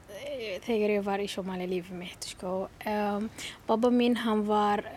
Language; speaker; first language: Icelandic; non-native, learner; Somali